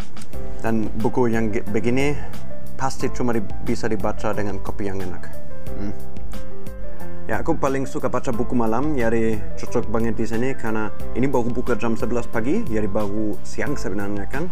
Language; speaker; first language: Indonesian; non-native, fluent; German